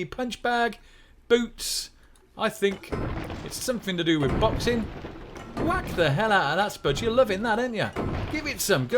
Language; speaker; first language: English; native; English